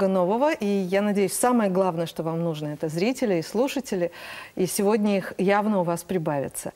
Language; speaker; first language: Russian; native; Russian